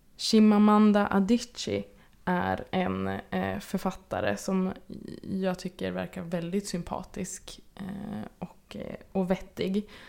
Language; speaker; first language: Swedish; native; Swedish